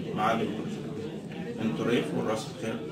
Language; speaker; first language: English; non-native, learner; Arabic